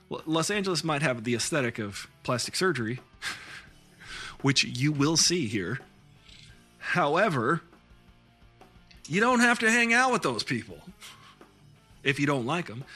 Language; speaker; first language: English; native; English